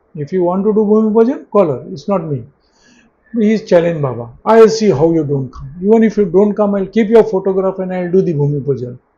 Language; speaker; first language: English; non-native, local second language; Marathi